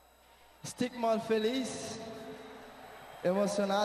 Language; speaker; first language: Spanish; non-native, learner; Portuguese